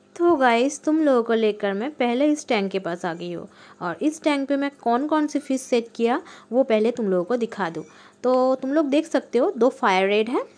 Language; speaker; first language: Hindi; non-native, local second language; Bangla